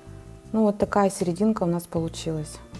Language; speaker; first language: Russian; native; Russian